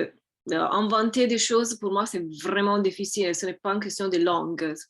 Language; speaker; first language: French; non-native, fluent; Italian